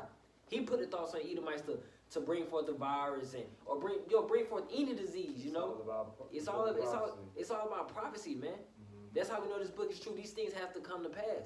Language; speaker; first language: English; native; English